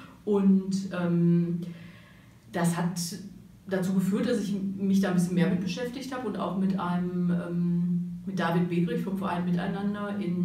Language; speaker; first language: German; native; German